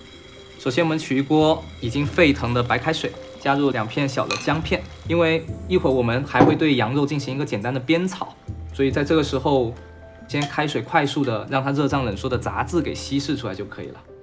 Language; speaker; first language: Chinese; native; Chinese